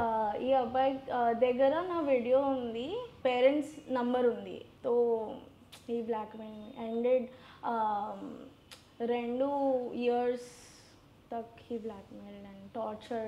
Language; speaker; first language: Telugu; non-native, learner; Gujarati